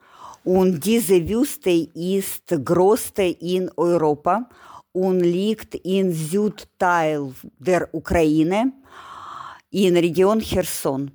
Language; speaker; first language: German; non-native, learner; Ukrainian